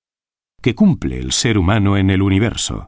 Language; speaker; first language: Spanish; native; Spanish